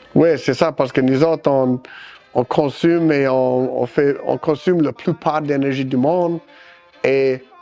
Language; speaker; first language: French; early bilingual, heritage; French